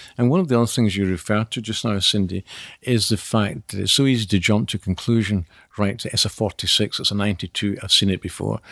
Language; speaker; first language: English; native; English